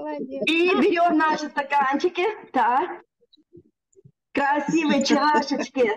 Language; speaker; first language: Russian; native; Russian